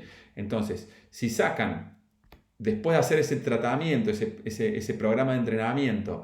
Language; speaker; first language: Spanish; native; Spanish